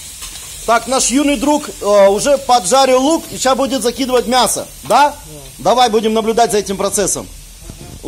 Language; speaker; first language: Russian; native; Russian